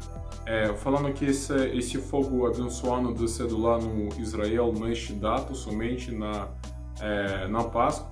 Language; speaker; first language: Portuguese; non-native, learner; Russian